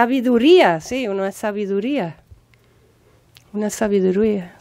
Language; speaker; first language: Spanish; non-native, fluent; Swedish